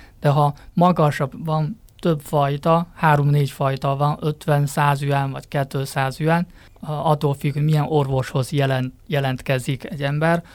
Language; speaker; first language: Hungarian; non-native, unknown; Chinese